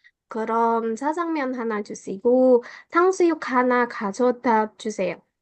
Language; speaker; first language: Korean; non-native, learner; Indonesian